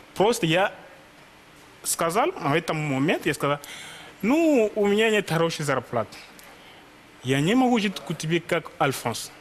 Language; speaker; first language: Russian; non-native, learner; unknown